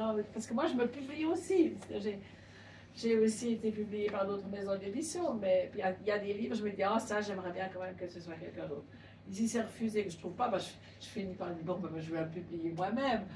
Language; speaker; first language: French; native; French